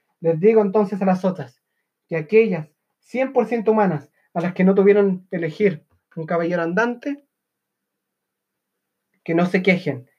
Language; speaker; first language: Spanish; native; Spanish